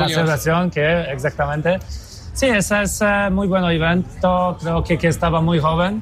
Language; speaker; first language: Spanish; non-native, fluent; Polish